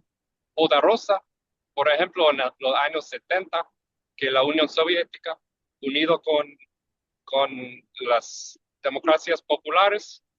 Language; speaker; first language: Spanish; early bilingual, heritage; English